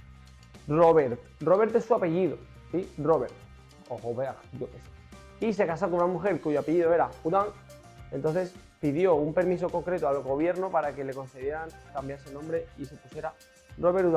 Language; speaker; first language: Spanish; native; Spanish